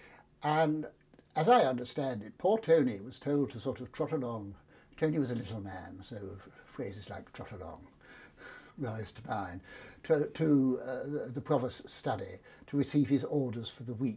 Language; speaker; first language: English; native; English